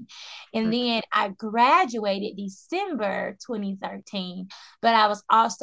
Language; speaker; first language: English; native; English